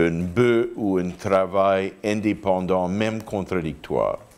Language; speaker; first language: French; non-native, fluent; English